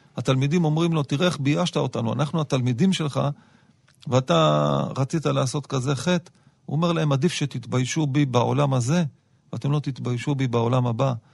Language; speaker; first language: Hebrew; native; Hebrew